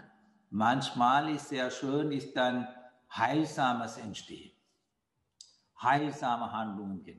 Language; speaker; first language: German; non-native, fluent; Sinhala